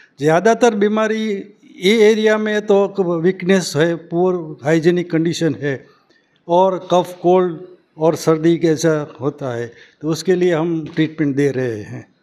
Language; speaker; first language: Hindi; non-native, local second language; Gujarati